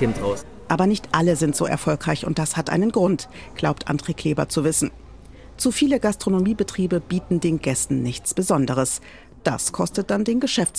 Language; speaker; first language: German; native; German